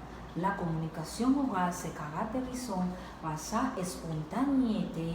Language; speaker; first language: French; non-native, learner; Spanish